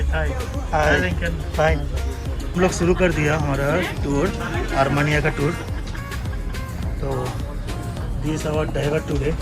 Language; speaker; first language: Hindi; non-native, local second language; Bangla